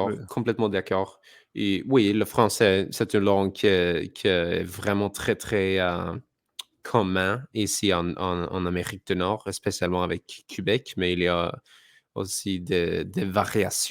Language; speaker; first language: French; non-native, fluent; English